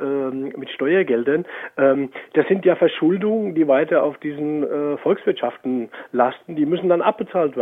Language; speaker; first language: German; native; German